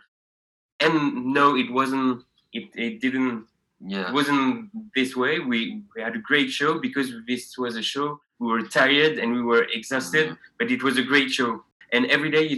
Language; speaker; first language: English; non-native, fluent; French